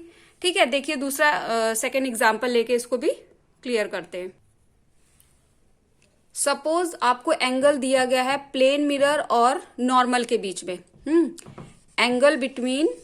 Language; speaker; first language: Hindi; native; Hindi